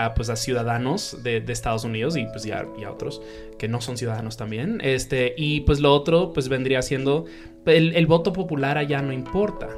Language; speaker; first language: Spanish; native; Spanish